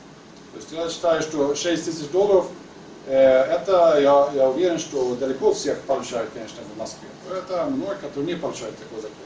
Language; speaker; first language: Russian; non-native, learner; Swedish